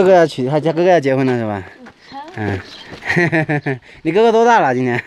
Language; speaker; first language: Chinese; native; Chinese